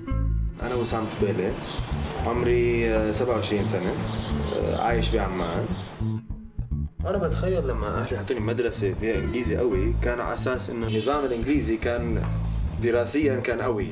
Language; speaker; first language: Arabic; native; Arabic